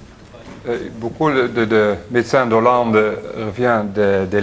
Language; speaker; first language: French; non-native, learner; Dutch